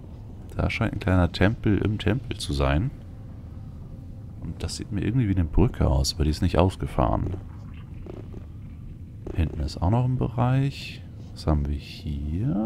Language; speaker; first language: German; native; German